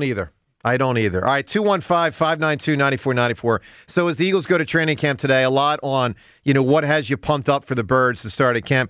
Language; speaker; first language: English; native; English